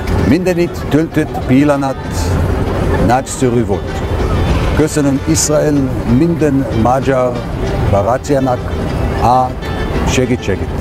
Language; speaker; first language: Hungarian; non-native, learner; Hebrew